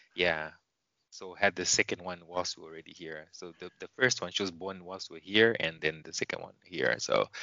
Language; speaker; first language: English; non-native, local second language; Shona